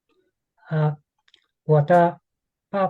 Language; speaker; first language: Chinese; non-native, learner; English